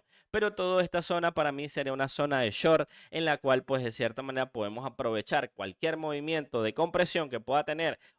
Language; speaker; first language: Spanish; native; Spanish